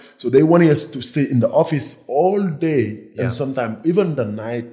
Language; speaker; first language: English; non-native, fluent; Wolof